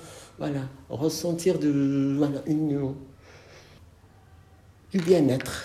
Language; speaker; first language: French; non-native, local second language; Arabic